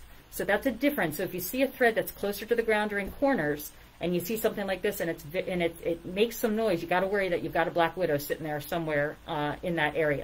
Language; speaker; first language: English; native; English